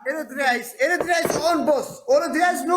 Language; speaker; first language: English; non-native, learner; Tigrinya